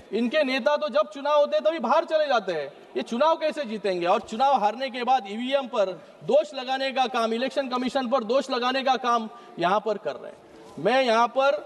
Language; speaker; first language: Hindi; non-native, local second language; Marathi